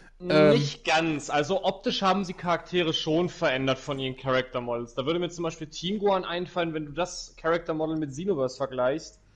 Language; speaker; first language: German; native; German